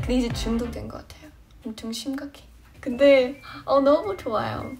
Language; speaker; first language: Korean; non-native, fluent; English